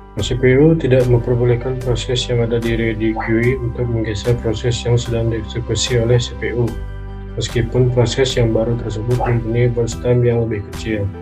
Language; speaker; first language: Indonesian; native; Indonesian